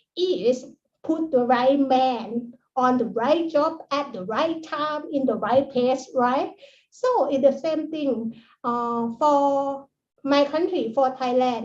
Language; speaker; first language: English; non-native, learner; Thai